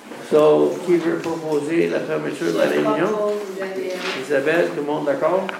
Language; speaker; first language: French; native; French